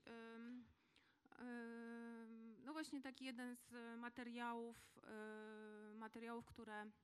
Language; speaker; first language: Polish; native; Polish